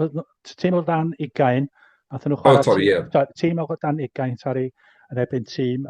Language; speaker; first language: Welsh; native; Welsh